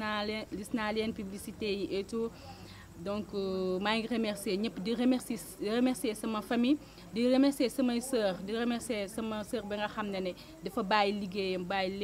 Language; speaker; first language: French; non-native, local second language; Wolof